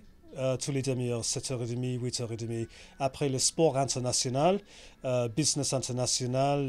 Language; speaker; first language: French; non-native, fluent; English